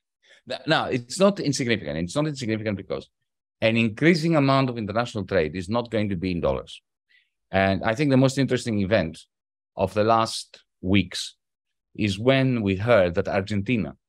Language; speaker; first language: English; non-native, fluent; Greek